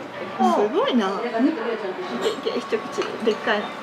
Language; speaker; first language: Japanese; native; Japanese